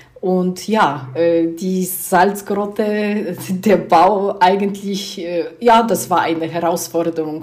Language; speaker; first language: German; non-native, fluent; Polish